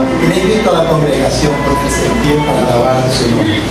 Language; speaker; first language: Spanish; native; Spanish